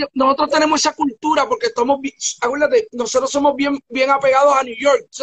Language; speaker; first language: Spanish; native; Spanish